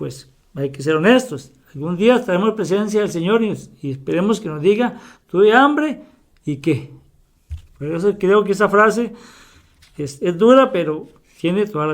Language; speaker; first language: Spanish; native; Spanish